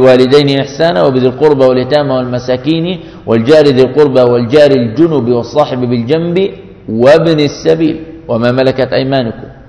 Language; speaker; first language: Arabic; native; Arabic